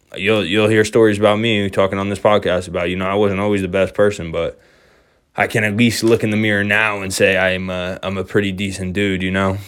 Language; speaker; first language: English; native; English